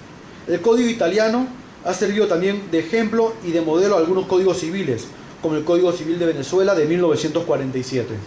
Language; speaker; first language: Spanish; native; Spanish